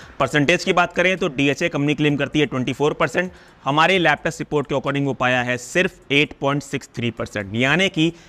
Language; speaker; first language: Hindi; non-native, local second language; Punjabi